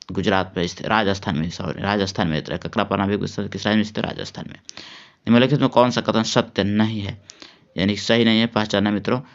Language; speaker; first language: Hindi; native; Hindi